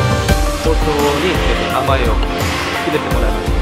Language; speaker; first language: Japanese; native; Japanese